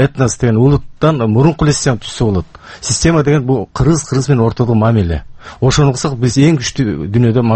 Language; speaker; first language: Kyrgyz; native; Kyrgyz